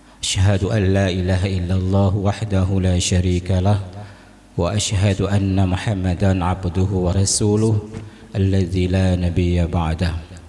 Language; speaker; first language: Malay; non-native, local second language; Achinese